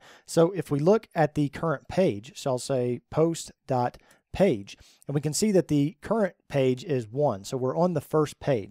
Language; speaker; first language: English; native; English